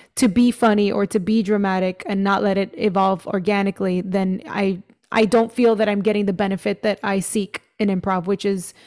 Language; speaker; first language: English; early bilingual, other home language; Spanish